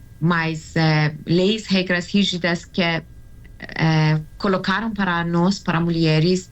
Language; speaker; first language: Portuguese; non-native, learner; Persian